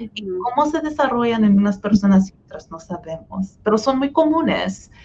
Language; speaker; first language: Spanish; early bilingual, heritage; Spanish